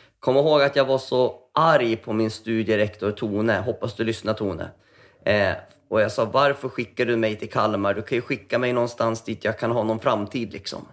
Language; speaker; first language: Swedish; native; Swedish